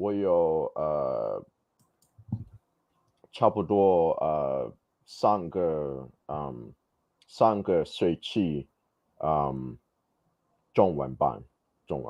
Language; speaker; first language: Chinese; non-native, learner; English